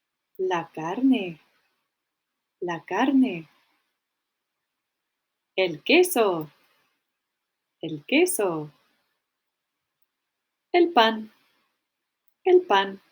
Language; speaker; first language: Spanish; non-native, fluent; English